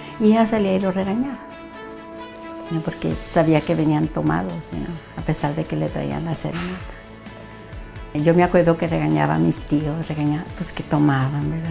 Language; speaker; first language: Spanish; early bilingual, heritage; Spanish